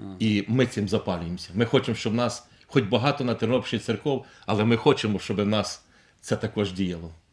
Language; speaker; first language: Ukrainian; native; Ukrainian